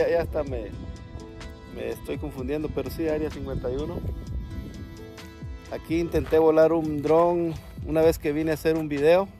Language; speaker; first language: Spanish; native; Spanish